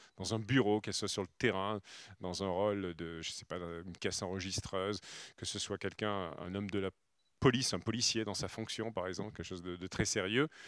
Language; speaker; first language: French; native; French